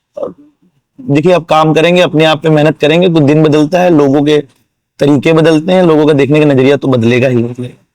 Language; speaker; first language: Hindi; native; Hindi